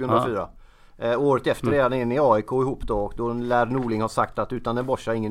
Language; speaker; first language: Swedish; native; Swedish